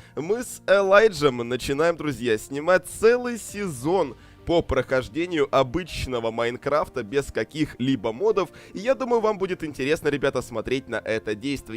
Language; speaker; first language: Russian; native; Russian